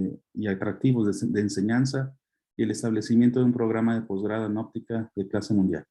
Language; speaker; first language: Spanish; native; Spanish